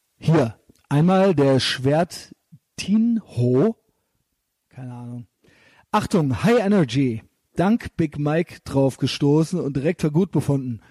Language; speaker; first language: German; native; German